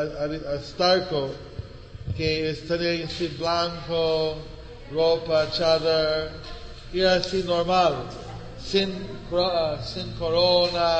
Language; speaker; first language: Spanish; non-native, learner; English